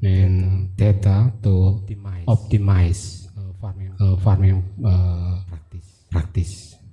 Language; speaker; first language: English; non-native, learner; Indonesian